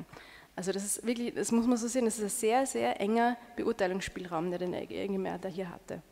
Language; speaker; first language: German; native; German